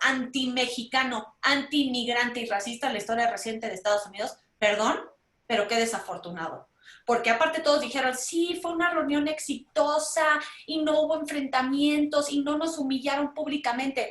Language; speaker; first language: Spanish; native; Spanish